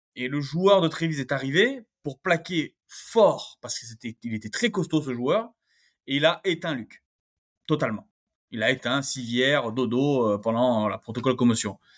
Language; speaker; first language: French; native; French